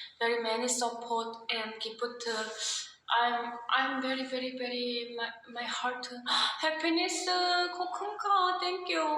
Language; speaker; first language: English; non-native, learner; Thai